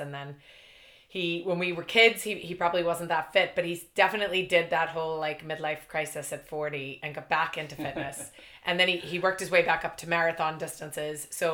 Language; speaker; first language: English; native; English